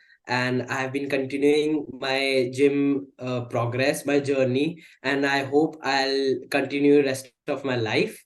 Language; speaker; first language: English; non-native, local second language; Hindi